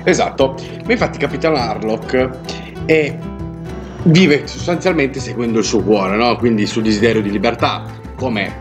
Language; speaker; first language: Italian; native; Italian